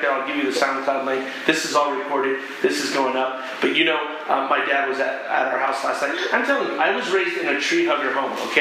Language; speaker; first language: English; native; English